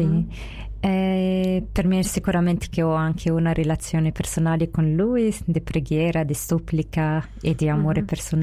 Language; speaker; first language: Italian; non-native, fluent; Arabic